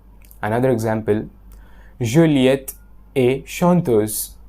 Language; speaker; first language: French; non-native, fluent; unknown